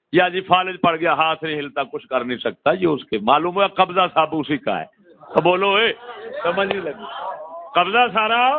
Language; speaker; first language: Urdu; non-native, local second language; Punjabi